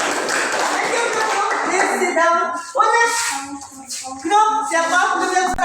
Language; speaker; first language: English; non-native, learner; Indonesian